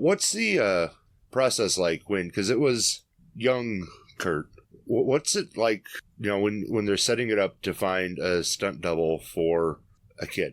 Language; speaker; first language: English; native; English